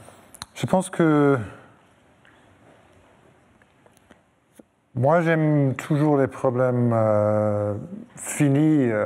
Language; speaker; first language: French; non-native, fluent; English